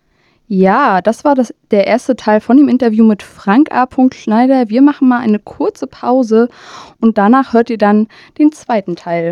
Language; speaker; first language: German; native; German